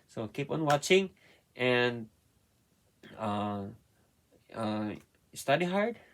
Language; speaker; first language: English; non-native, learner; Filipino